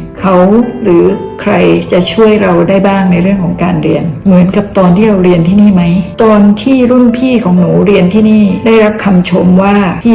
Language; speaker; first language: Thai; native; Thai